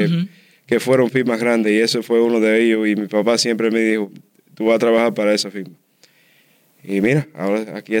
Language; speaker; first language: Spanish; early bilingual, heritage; Spanish